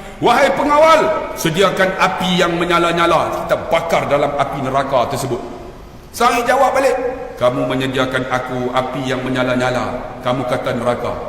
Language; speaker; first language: Malay; native; Malay